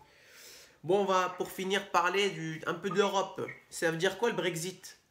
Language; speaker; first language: French; native; French